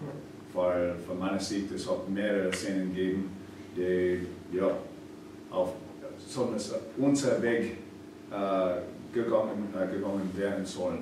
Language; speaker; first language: German; non-native, fluent; English